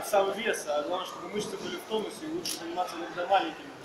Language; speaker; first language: Russian; native; Russian